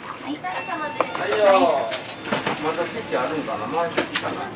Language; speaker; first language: Japanese; native; Japanese